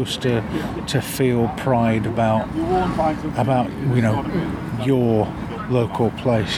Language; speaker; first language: English; native; English